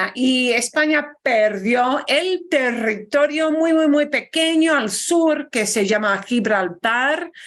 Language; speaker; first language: Spanish; non-native, fluent; English